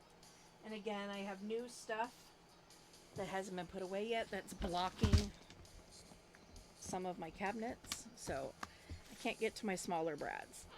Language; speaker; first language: English; native; English